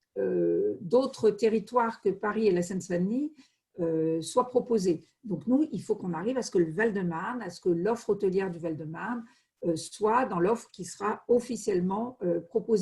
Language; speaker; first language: French; native; French